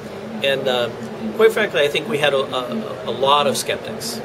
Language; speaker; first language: English; native; English